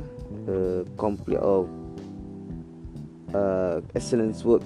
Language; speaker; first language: English; non-native, learner; Malay